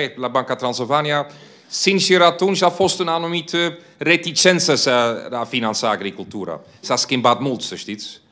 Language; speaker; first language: Romanian; non-native, fluent; Dutch